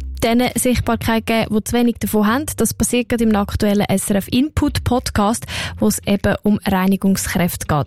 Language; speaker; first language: German; native; German